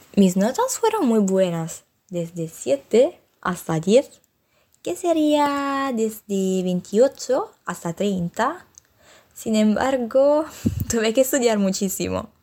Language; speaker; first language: Spanish; non-native, fluent; Italian